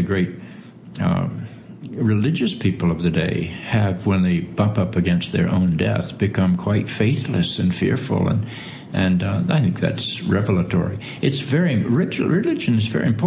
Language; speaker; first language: English; native; English